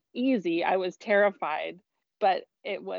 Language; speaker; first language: English; native; English